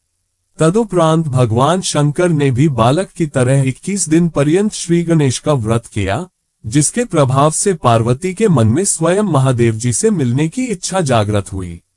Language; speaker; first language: Hindi; native; Hindi